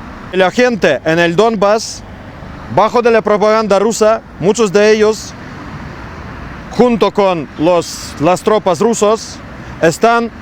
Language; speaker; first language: Spanish; non-native, learner; Ukrainian